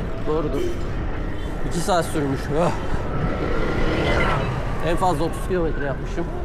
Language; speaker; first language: Turkish; native; Turkish